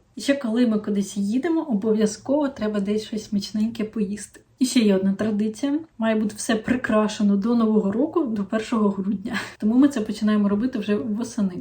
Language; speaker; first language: Ukrainian; non-native, local second language; Russian